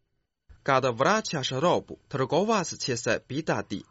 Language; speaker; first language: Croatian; non-native, fluent; Chinese